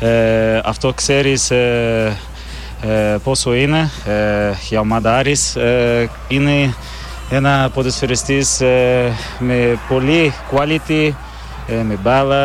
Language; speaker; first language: Greek; non-native, learner; Portuguese